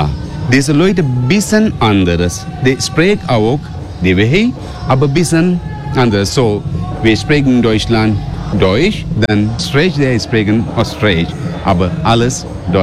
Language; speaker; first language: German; non-native, learner; Sinhala